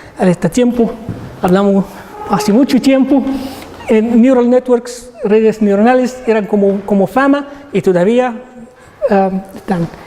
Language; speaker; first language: Spanish; non-native, learner; Arabic